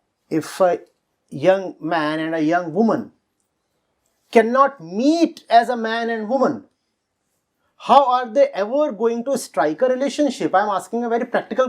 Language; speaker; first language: English; non-native, local second language; Hindi